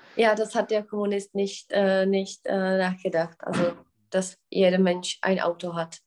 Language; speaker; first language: German; non-native, fluent; Czech